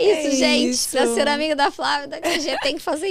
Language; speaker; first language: Portuguese; native; Portuguese